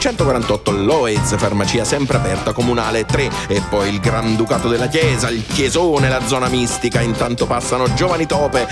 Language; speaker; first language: Italian; native; Italian